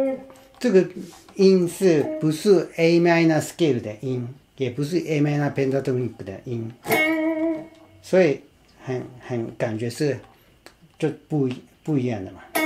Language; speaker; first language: Chinese; non-native, fluent; Japanese